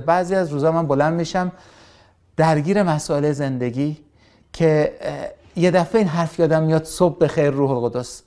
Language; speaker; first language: Persian; native; Persian